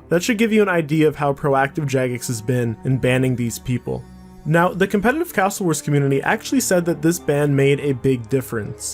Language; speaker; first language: English; native; English